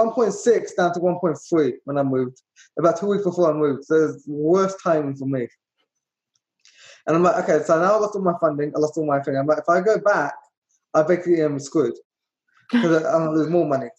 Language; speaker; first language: English; native; English